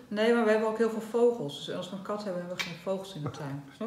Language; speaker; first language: Dutch; native; Dutch